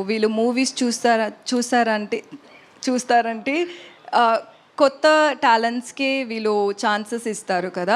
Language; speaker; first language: Telugu; non-native, learner; Tamil